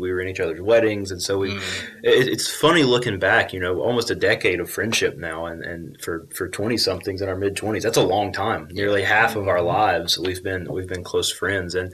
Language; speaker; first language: English; native; English